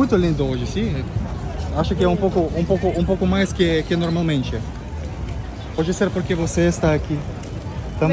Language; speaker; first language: Portuguese; non-native, learner; Russian